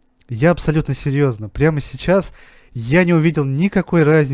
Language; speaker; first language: Russian; native; Russian